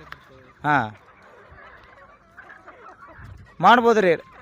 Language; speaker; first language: Kannada; native; Kannada